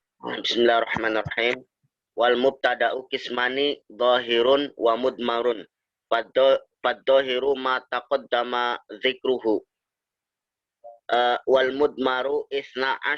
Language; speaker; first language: Arabic; non-native, learner; Indonesian